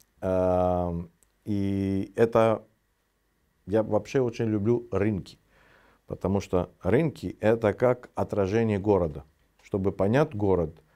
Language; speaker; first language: Russian; non-native, fluent; Greek